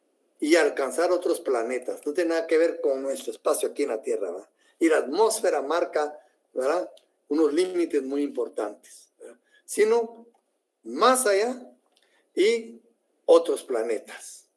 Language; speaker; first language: Spanish; native; Spanish